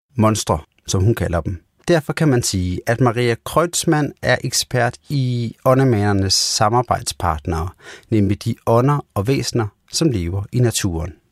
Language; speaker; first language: Danish; native; Danish